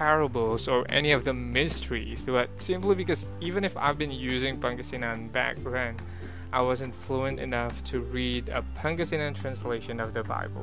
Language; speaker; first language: English; non-native, local second language; Pangasinan